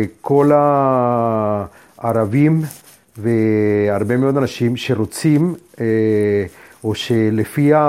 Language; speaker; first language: Hebrew; non-native, fluent; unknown